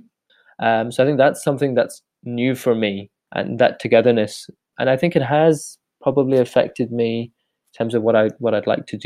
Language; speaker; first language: English; native; English